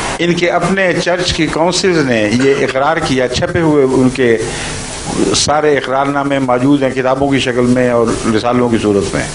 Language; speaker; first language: Urdu; native; Urdu